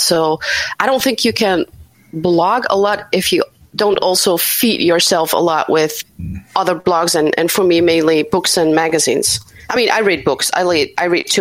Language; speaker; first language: English; non-native, fluent; Dutch